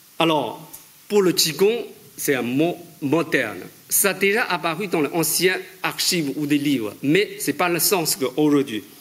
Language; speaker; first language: French; non-native, fluent; Chinese